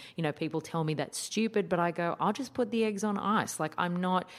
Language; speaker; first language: English; native; English